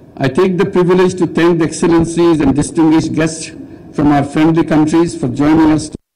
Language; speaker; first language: English; non-native, local second language; Bangla